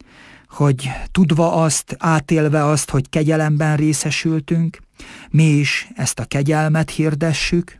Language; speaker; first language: Hungarian; native; Hungarian